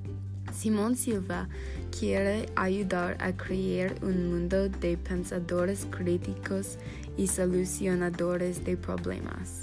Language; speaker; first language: Spanish; non-native, learner; English